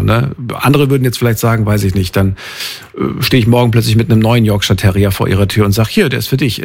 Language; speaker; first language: German; native; German